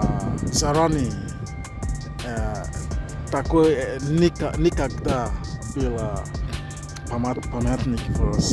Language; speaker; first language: Russian; non-native, learner; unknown